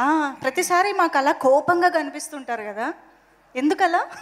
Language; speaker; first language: Telugu; native; Telugu